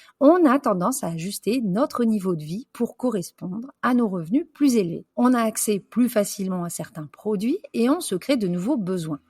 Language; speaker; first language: French; native; French